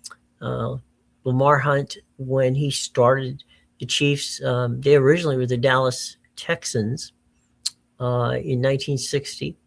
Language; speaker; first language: English; native; English